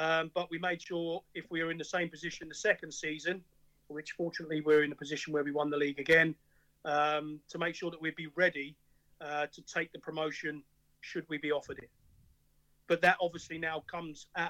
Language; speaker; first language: English; native; English